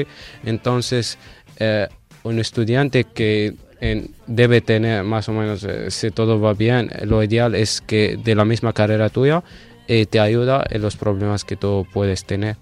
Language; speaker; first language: Spanish; non-native, fluent; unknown